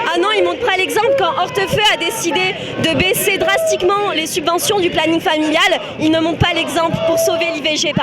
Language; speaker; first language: French; native; French